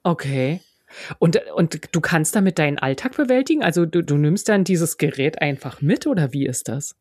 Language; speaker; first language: German; native; German